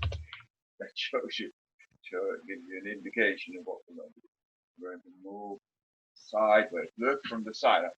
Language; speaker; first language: English; native; English